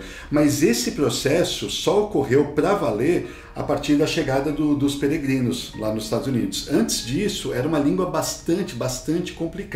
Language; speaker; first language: Portuguese; native; Portuguese